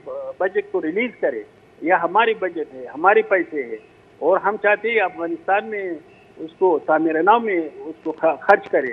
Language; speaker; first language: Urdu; non-native, fluent; Pashto